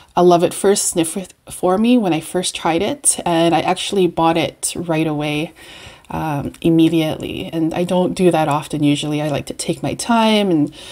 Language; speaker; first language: English; native; English